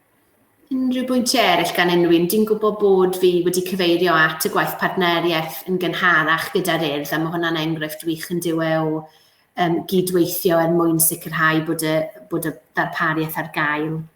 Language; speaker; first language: Welsh; native; Welsh